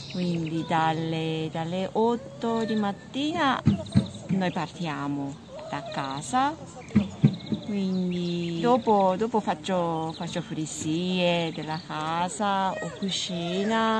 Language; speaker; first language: Italian; non-native, learner; Japanese